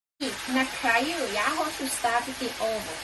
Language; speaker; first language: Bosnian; non-native, learner; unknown